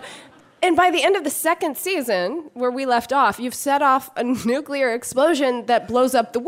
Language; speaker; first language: English; native; English